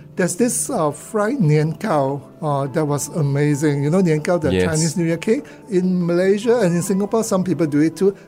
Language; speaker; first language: English; non-native, local second language; Cantonese